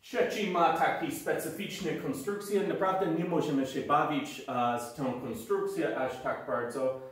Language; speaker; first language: Polish; non-native, learner; English